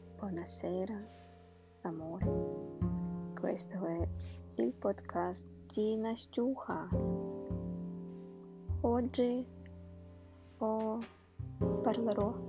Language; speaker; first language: Italian; non-native, learner; Russian